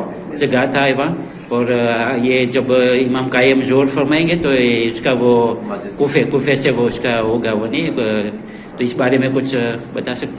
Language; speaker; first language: Hindi; non-native, learner; Gujarati